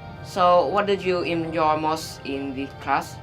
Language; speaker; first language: English; non-native, learner; Vietnamese